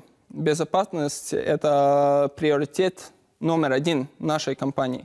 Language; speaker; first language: Russian; non-native, learner; Latvian